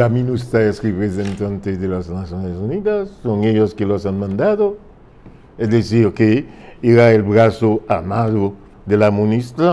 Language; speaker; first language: Spanish; non-native, fluent; French